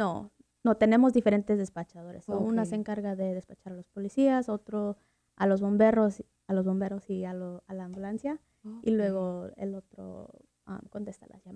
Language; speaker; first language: Spanish; early bilingual, heritage; Spanish